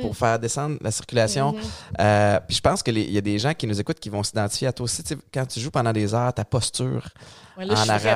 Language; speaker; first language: French; native; French